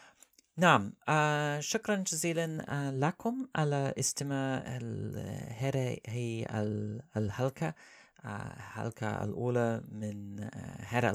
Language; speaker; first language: Arabic; non-native, learner; English